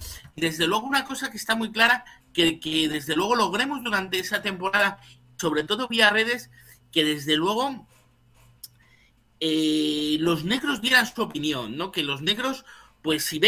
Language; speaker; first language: Spanish; native; Spanish